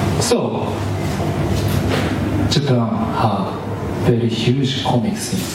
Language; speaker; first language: English; non-native, learner; Japanese